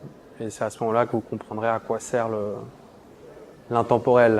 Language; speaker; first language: French; native; French